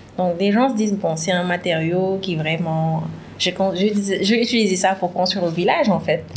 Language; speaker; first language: French; non-native, local second language; Wolof